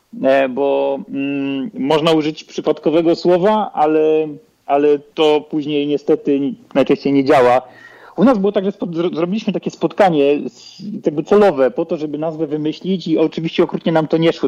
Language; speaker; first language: Polish; native; Polish